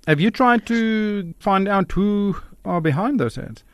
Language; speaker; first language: English; non-native, local second language; Afrikaans